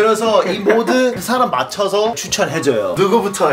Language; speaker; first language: Korean; non-native, fluent; English